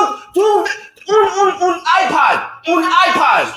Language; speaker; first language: Spanish; non-native, learner; English